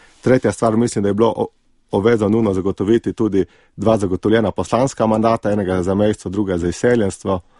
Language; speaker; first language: Slovenian; native; Slovenian